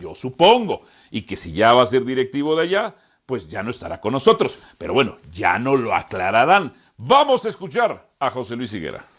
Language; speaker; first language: Spanish; native; Spanish